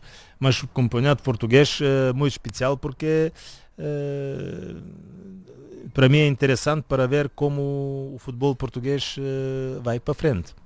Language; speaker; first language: Portuguese; non-native, fluent; Bulgarian